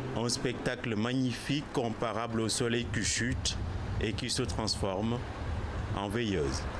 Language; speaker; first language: French; non-native, local second language; Wolof